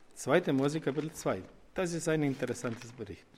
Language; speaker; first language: German; non-native, learner; Croatian